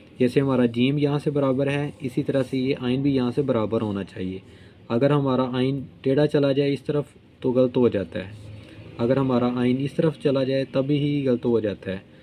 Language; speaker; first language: Urdu; non-native, local second language; Punjabi